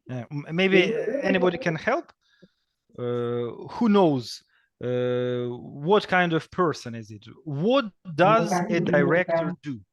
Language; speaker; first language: English; non-native, fluent; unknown